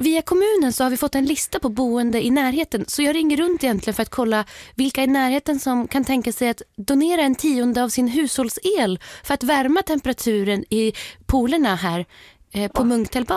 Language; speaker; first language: Swedish; native; Swedish